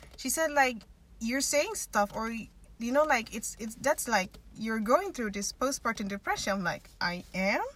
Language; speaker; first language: English; non-native, fluent; Dutch